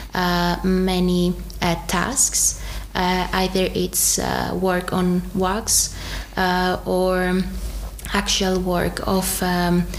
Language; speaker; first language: English; non-native, fluent; Greek